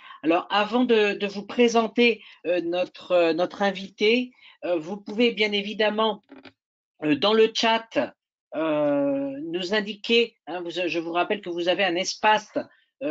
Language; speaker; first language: French; native; French